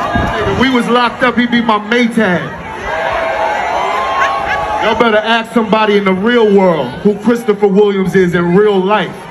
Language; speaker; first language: English; native; English